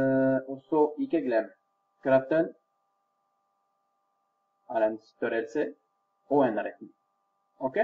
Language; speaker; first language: Norwegian; non-native, fluent; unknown